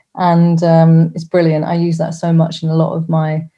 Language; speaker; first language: English; native; English